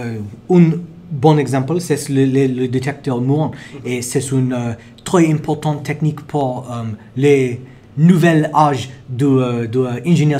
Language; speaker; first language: French; non-native, learner; English